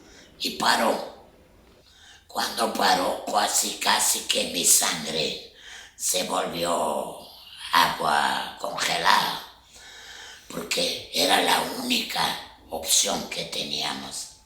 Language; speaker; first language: Spanish; non-native, fluent; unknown